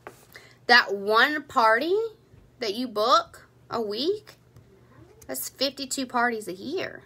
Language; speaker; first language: English; native; English